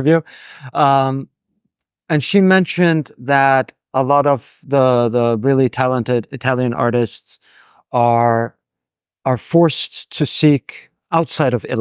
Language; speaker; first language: English; non-native, fluent; Danish